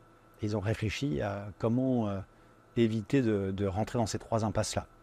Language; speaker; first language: French; native; French